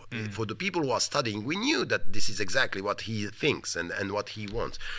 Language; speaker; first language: English; non-native, fluent; French